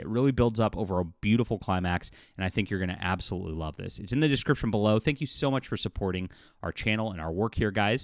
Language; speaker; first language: English; native; English